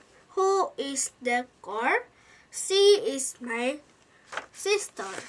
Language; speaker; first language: English; non-native, learner; Korean